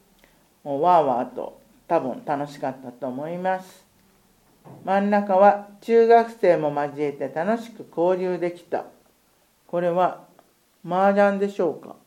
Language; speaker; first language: Japanese; native; Japanese